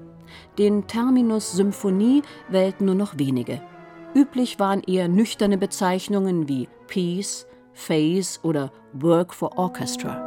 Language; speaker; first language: German; native; German